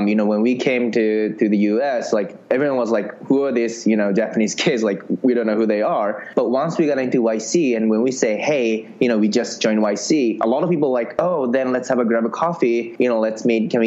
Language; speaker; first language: English; non-native, fluent; Japanese